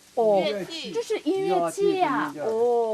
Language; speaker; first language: Chinese; non-native, learner; Korean